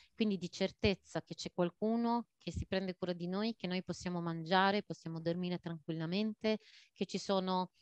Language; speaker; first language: Italian; non-native, fluent; Maltese